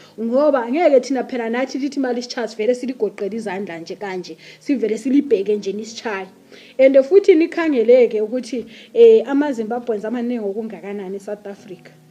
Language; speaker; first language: Zulu; native; Zulu